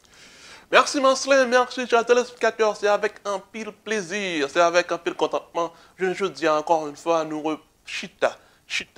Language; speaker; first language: French; non-native, local second language; Haitian Creole